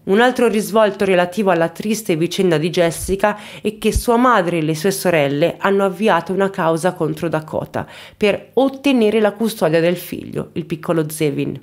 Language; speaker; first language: Italian; native; Italian